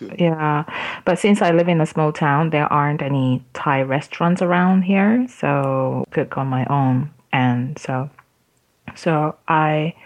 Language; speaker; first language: English; non-native, fluent; Japanese